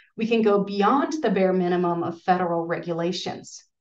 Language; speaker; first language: English; native; English